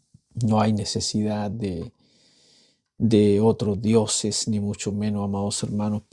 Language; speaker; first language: Spanish; native; Spanish